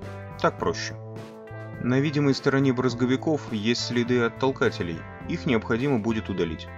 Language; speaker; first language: Russian; native; Russian